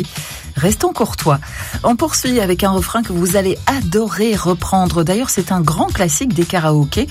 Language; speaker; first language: French; native; French